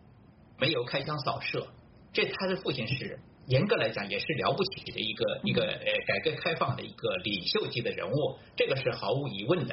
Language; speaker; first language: Chinese; native; Chinese